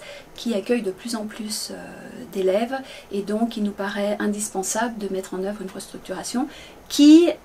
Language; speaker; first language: French; native; French